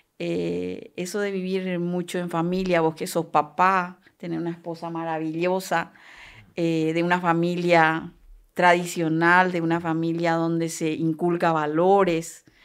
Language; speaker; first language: Spanish; native; Spanish